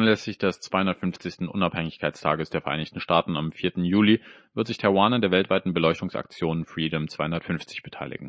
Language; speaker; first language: German; native; German